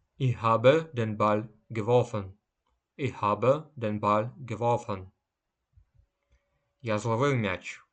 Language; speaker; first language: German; non-native, fluent; Ukrainian